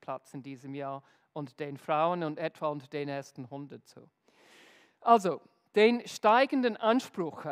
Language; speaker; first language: German; non-native, fluent; English